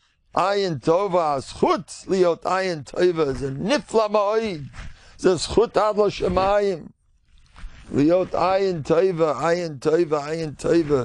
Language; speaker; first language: Hebrew; non-native, fluent; English